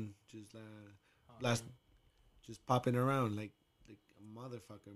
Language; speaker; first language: English; non-native, fluent; Spanish